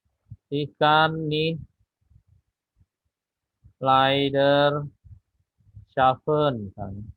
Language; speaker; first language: German; non-native, learner; Indonesian